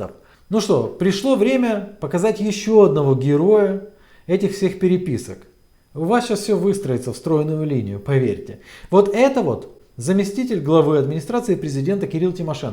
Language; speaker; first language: Russian; native; Russian